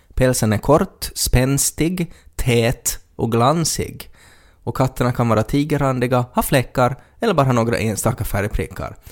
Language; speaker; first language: Swedish; native; Swedish